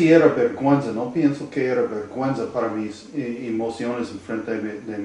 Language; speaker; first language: Spanish; non-native, learner; English